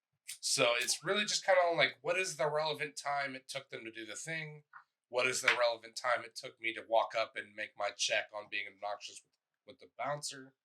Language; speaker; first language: English; native; English